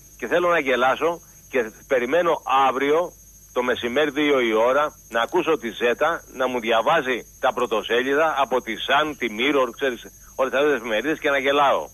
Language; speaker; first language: Greek; native; Greek